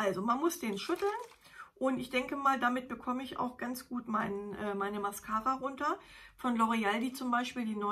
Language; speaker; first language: German; native; German